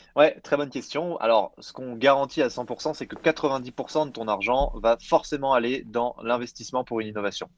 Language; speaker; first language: French; native; French